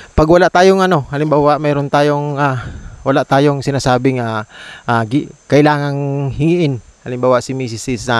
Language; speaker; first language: Filipino; native; Filipino